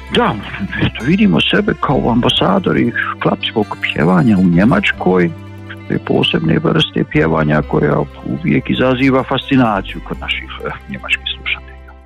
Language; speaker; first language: Bosnian; early bilingual, heritage; Croatian